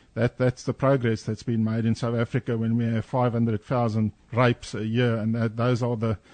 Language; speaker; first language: English; non-native, local second language; Afrikaans